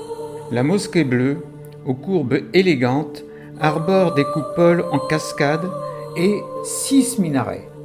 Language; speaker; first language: French; native; French